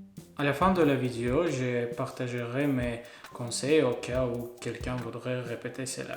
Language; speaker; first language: French; non-native, learner; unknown